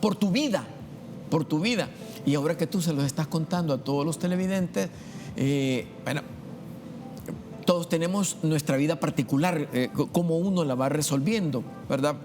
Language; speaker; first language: Spanish; native; Spanish